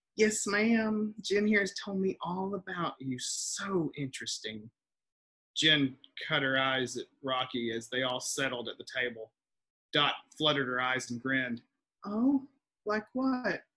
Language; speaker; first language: English; native; English